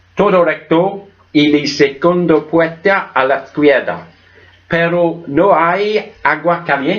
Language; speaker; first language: Spanish; non-native, learner; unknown